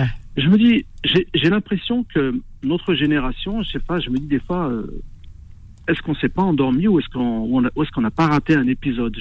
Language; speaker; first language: French; early bilingual, other home language; Arabic